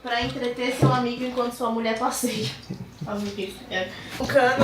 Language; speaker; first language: Portuguese; native; Portuguese